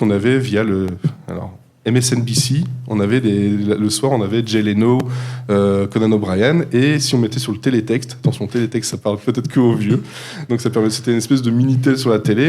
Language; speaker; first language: French; native; French